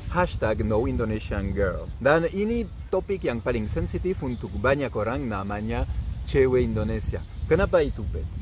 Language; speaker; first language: Indonesian; non-native, fluent; French